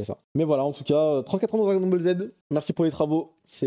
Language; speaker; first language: French; native; French